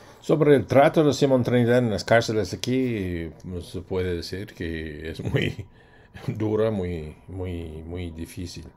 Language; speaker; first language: Spanish; non-native, fluent; English